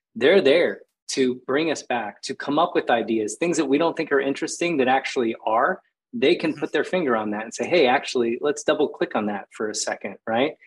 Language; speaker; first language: English; native; English